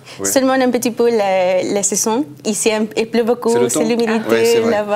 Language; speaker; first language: French; non-native, learner; Spanish